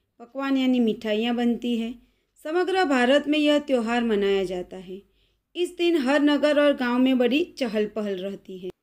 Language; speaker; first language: Hindi; non-native, local second language; Gujarati